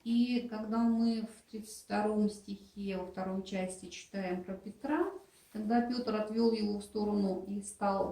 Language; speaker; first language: Russian; native; Russian